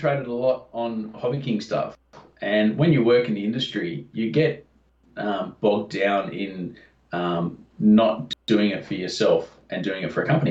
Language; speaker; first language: English; native; English